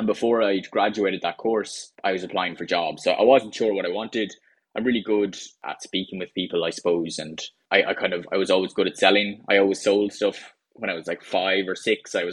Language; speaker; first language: English; native; English